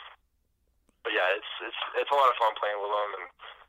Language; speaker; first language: English; native; English